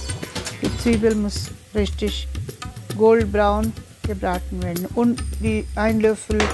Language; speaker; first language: German; non-native, learner; Tulu